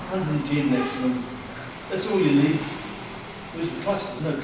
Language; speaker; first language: English; native; English